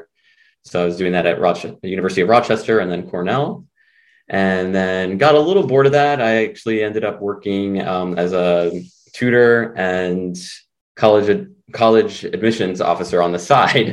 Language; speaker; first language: English; early bilingual, other home language; Spanish